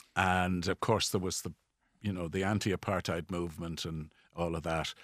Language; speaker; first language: English; native; English